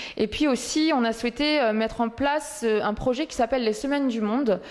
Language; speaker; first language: French; native; French